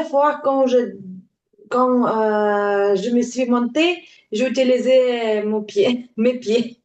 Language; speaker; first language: French; non-native, learner; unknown